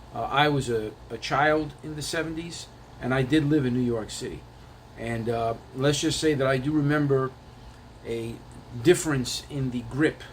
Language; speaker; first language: English; native; English